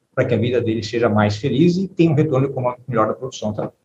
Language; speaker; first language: Portuguese; native; Portuguese